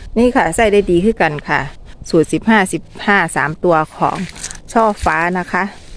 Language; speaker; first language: Thai; native; Thai